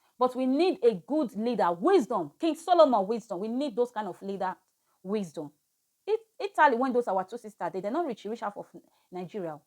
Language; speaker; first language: Nigerian Pidgin; native; Nigerian Pidgin